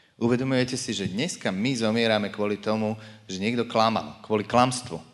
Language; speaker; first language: Slovak; native; Slovak